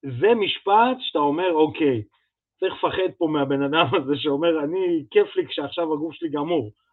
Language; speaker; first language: Hebrew; early bilingual, other home language; Russian